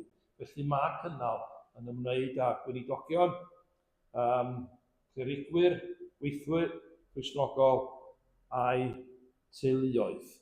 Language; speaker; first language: Welsh; native; Welsh